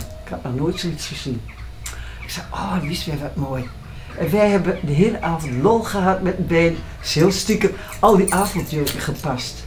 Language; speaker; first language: Dutch; native; Dutch